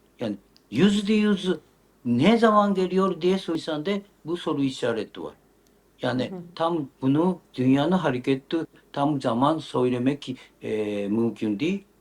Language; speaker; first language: Turkish; non-native, learner; Japanese